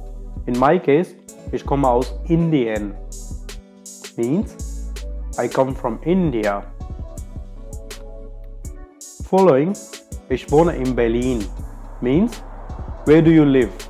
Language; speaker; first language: German; non-native, local second language; Hindi